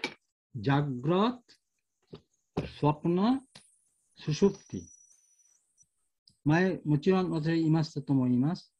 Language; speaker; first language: Japanese; non-native, learner; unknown